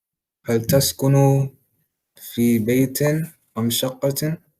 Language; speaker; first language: Arabic; non-native, learner; English